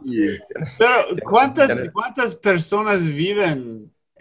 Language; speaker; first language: Spanish; non-native, learner; English